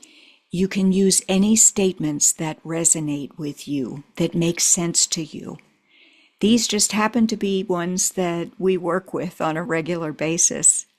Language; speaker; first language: English; native; English